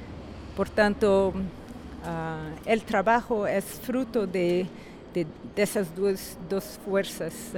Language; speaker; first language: Spanish; non-native, fluent; Portuguese